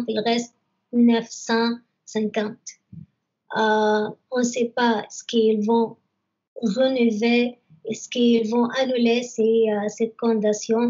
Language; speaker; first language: French; non-native, learner; Arabic